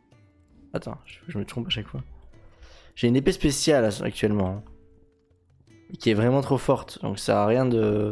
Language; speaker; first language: French; native; French